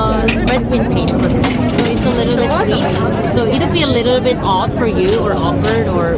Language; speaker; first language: English; non-native, fluent; Korean